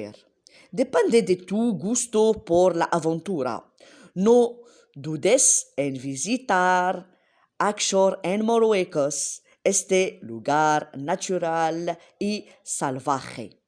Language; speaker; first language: Spanish; non-native, learner; Arabic